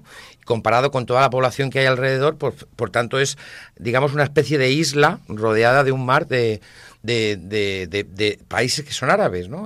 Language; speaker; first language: Spanish; native; Spanish